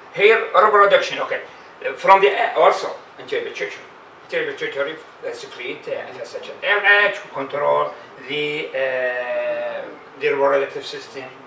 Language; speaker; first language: English; non-native, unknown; Arabic